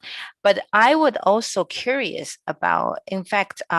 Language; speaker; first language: English; non-native, fluent; Chinese